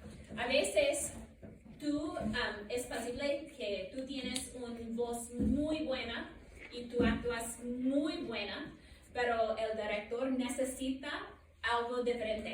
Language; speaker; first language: Spanish; non-native, learner; English